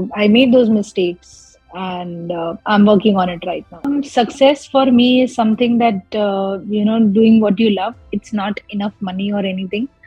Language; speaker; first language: English; non-native, local second language; Gujarati